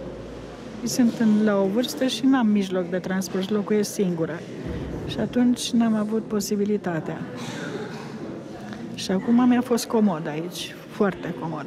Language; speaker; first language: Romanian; non-native, local second language; Hungarian